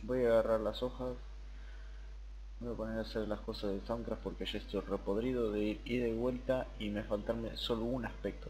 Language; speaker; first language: Spanish; native; Spanish